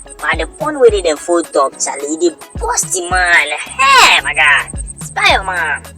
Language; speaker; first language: Nigerian Pidgin; non-native, local second language; Akan